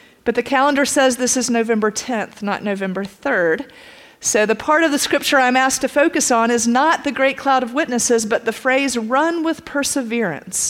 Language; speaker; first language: English; native; English